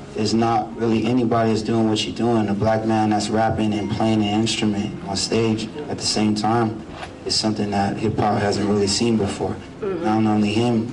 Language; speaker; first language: English; native; English